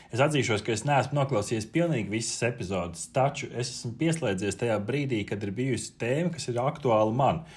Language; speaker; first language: Latvian; non-native, local second language; Russian